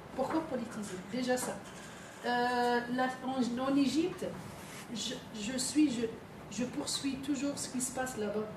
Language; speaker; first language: French; non-native, fluent; Filipino